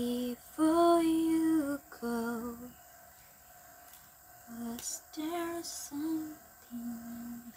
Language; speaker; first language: English; non-native, local second language; Malay